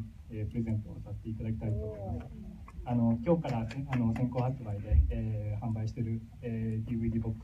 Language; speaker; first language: Japanese; native; Japanese